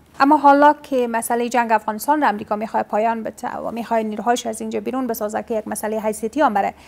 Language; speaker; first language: Persian; native; Persian